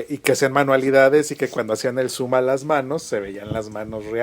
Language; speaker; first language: Spanish; native; Spanish